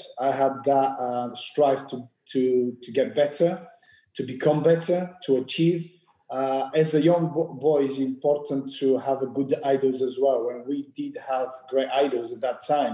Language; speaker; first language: English; non-native, fluent; Bulgarian